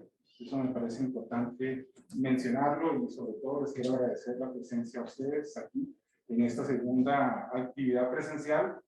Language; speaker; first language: Spanish; native; Spanish